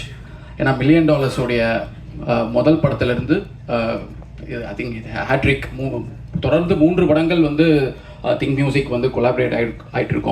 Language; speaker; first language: Tamil; native; Tamil